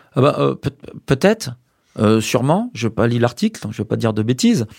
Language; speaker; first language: French; native; French